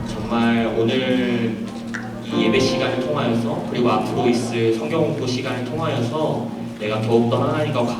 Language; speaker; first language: Korean; native; Korean